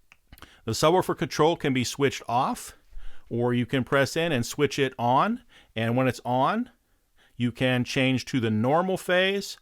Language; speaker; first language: English; native; English